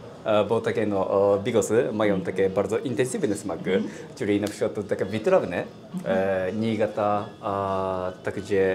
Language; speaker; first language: Polish; non-native, learner; Japanese